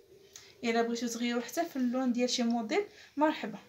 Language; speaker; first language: Arabic; native; Arabic